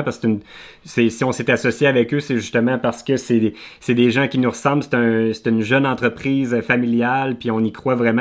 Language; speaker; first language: French; native; French